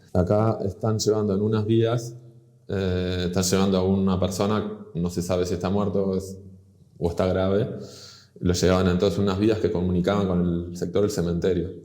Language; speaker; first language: Spanish; native; Spanish